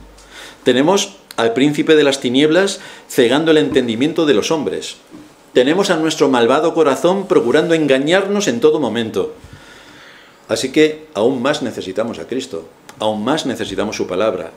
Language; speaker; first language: Spanish; native; Spanish